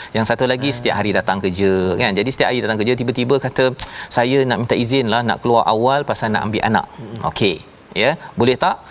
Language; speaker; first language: Malay; native; Malay